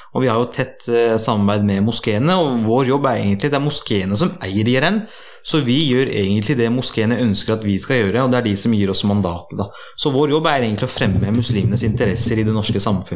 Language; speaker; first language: Norwegian; early bilingual, other home language; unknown